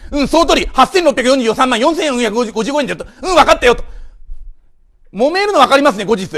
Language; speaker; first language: Japanese; native; Japanese